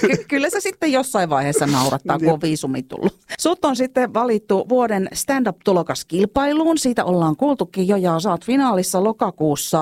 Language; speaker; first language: Finnish; native; Finnish